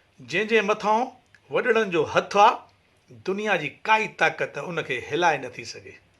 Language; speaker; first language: Sindhi; early bilingual, heritage; Sindhi